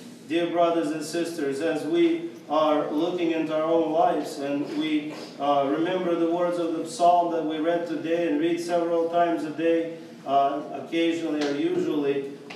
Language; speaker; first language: English; non-native, fluent; Russian